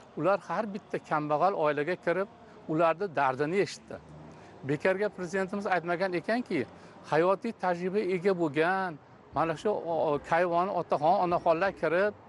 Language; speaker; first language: Uzbek; native; Uzbek